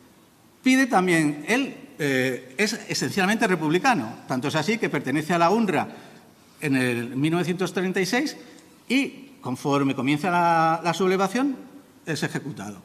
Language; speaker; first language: Spanish; native; Spanish